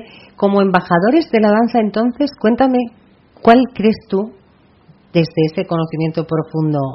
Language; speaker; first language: Spanish; native; Spanish